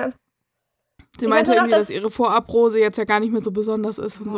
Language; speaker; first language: German; native; German